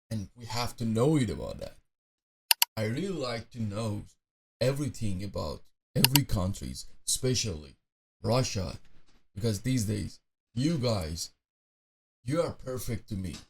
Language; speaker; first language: English; non-native, fluent; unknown